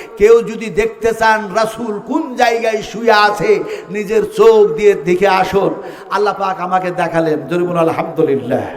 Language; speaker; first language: Bangla; non-native, local second language; Urdu